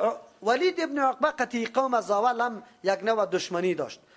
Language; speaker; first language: Persian; native; Persian